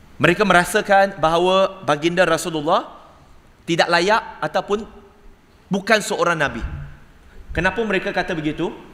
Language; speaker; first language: Malay; non-native, local second language; Cantonese